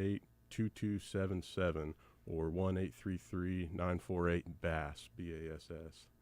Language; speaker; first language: English; native; English